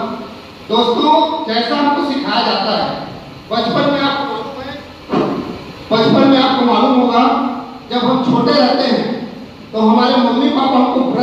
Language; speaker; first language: Hindi; native; Hindi